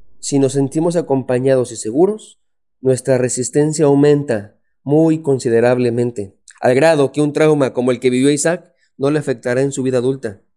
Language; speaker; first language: Spanish; native; Spanish